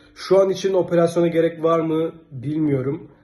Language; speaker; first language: Turkish; native; Turkish